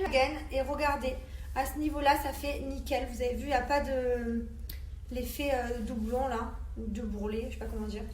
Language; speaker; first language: French; native; French